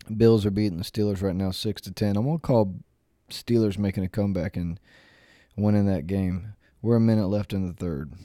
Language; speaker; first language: English; native; English